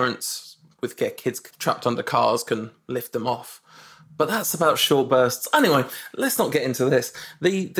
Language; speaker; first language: English; native; English